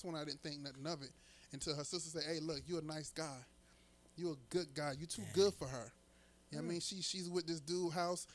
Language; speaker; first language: English; native; English